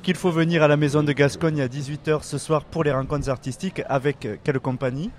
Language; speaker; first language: French; native; French